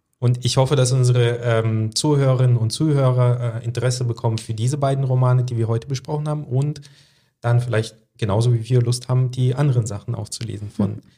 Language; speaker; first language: German; early bilingual, other home language; Russian